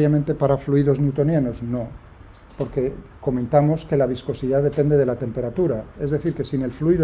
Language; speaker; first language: Spanish; native; Spanish